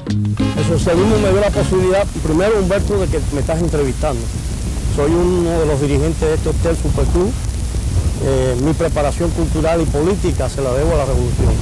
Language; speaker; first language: Spanish; native; Spanish